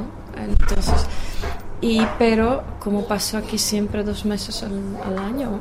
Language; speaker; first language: Spanish; non-native, fluent; Czech